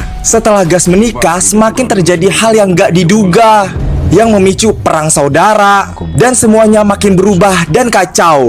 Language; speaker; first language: Indonesian; native; Indonesian